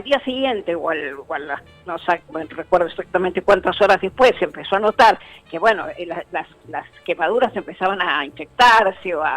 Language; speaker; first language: Spanish; native; Spanish